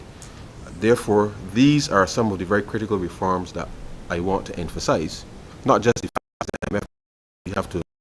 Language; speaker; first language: English; native; English